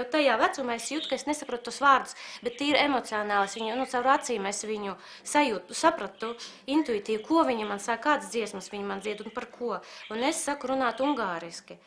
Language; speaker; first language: Latvian; early bilingual, other home language; Russian